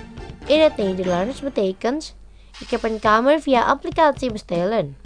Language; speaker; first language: Dutch; non-native, learner; Indonesian